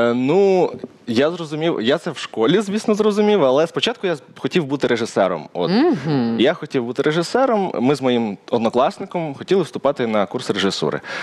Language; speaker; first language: Ukrainian; native; Ukrainian